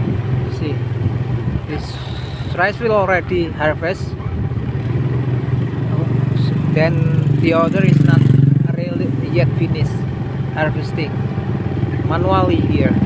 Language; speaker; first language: English; non-native, learner; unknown